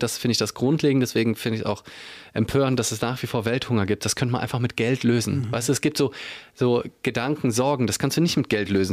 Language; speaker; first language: German; native; German